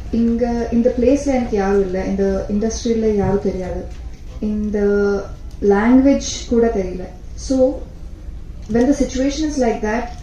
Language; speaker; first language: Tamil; non-native, learner; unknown